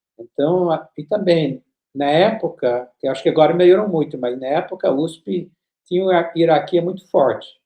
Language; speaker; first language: Portuguese; non-native, fluent; English